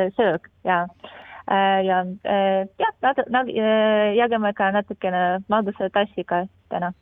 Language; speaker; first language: Estonian; non-native, learner; Ukrainian